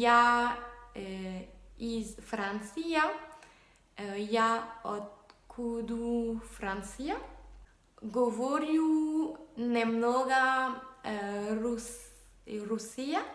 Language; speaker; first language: Russian; non-native, learner; French